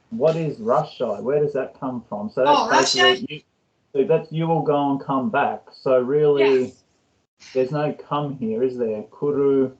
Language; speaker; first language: English; non-native, learner; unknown